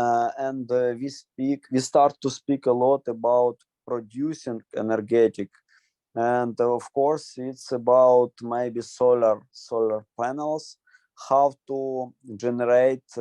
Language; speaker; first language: English; non-native, learner; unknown